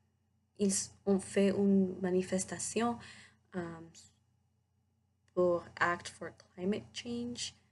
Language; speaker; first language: French; non-native, learner; English